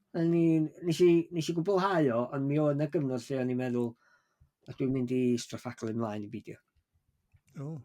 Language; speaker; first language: Welsh; native; Welsh